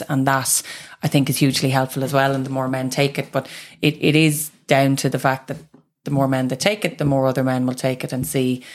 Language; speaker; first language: English; native; English